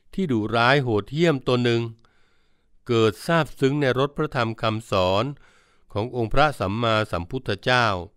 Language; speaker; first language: Thai; native; Thai